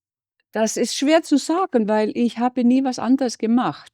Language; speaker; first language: German; non-native, fluent; Icelandic